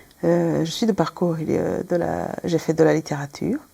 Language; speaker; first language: French; non-native, local second language; Kinyarwanda